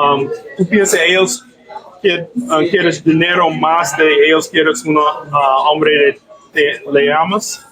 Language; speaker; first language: Spanish; non-native, learner; English